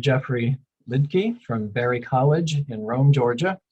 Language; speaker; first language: English; native; English